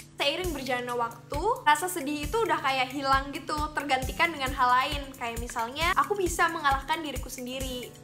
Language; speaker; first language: Indonesian; native; Indonesian